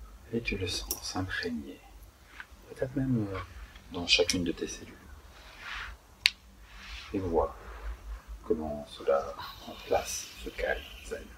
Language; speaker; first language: French; native; French